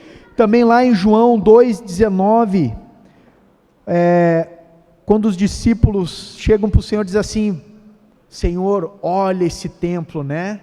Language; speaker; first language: Portuguese; native; Portuguese